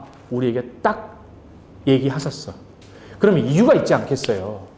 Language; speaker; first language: Korean; native; Korean